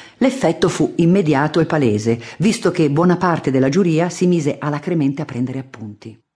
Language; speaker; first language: Italian; native; Italian